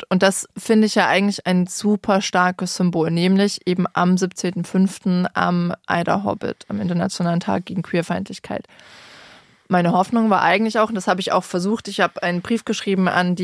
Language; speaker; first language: German; native; German